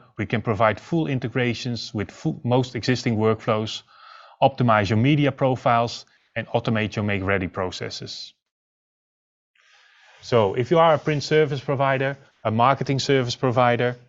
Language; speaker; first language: English; non-native, fluent; Dutch